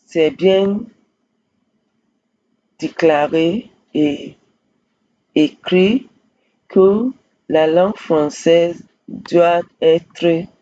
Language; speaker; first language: French; non-native, fluent; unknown